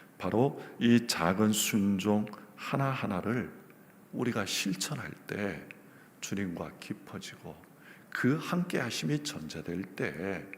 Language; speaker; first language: Korean; native; Korean